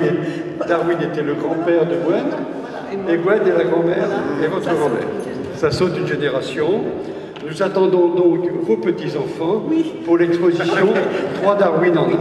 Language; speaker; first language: French; native; French